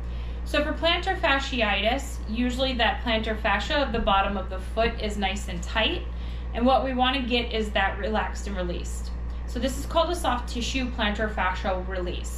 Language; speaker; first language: English; native; English